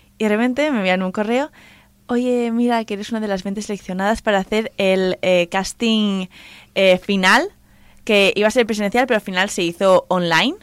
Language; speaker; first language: Spanish; non-native, local second language; Catalan